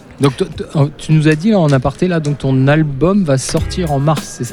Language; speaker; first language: French; native; French